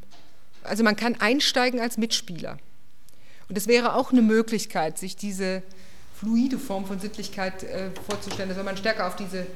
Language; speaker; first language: German; native; German